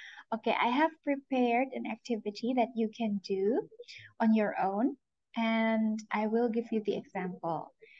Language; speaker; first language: English; non-native, fluent; Indonesian